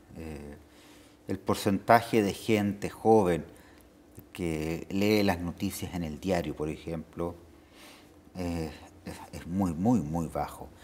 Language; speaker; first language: Spanish; native; Spanish